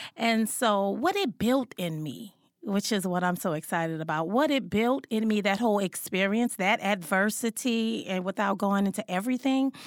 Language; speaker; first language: English; native; English